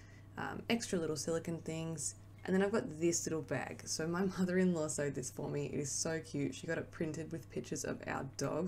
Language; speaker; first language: English; native; English